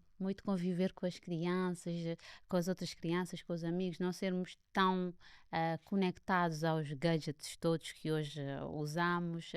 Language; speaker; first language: Portuguese; non-native, local second language; Kabuverdianu